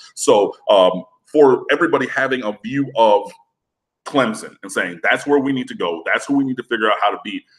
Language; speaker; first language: English; native; English